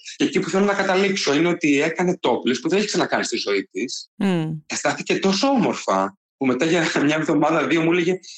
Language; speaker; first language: Greek; native; Greek